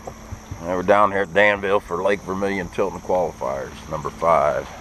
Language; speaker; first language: English; native; English